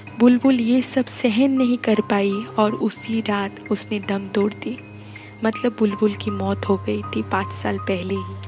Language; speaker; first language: Hindi; non-native, local second language; Bangla